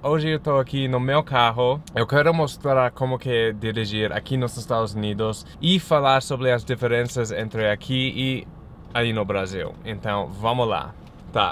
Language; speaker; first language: Portuguese; non-native, fluent; English